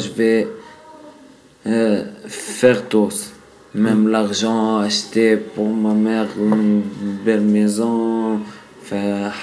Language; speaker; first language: French; non-native, learner; Arabic